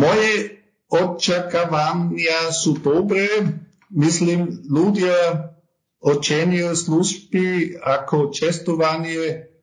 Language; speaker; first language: Slovak; non-native, learner; German